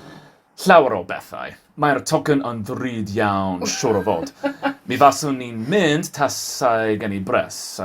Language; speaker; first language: Welsh; non-native, learner; English